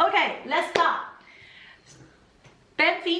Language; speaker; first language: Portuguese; non-native, learner; Cantonese